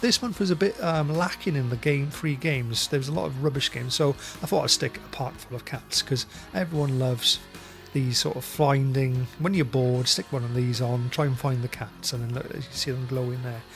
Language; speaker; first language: English; native; English